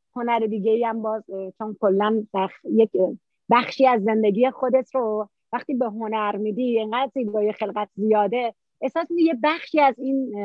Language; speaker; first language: Persian; native; Persian